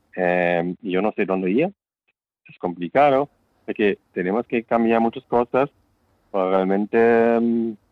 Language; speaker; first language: Spanish; non-native, fluent; German